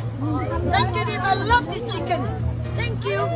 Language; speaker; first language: English; non-native, fluent; Vietnamese